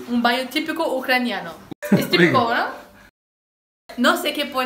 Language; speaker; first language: Spanish; non-native, fluent; Portuguese